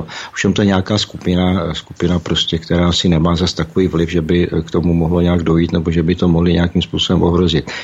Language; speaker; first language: Czech; native; Czech